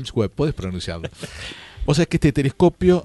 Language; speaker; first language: Spanish; native; Spanish